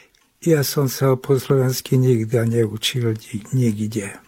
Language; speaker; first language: Slovak; non-native, local second language; Hungarian